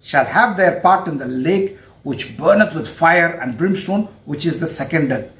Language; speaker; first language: English; non-native, local second language; Tamil